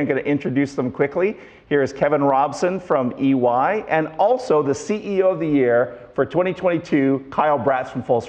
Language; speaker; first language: English; native; English